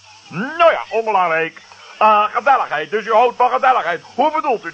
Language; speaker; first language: Dutch; native; Dutch